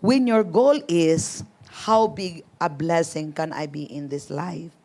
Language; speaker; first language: English; non-native, local second language; Filipino